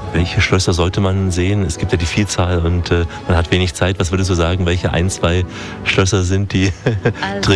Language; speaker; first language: German; native; German